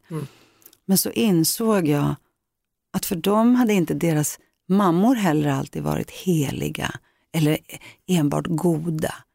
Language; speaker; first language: Swedish; early bilingual, other home language; Greek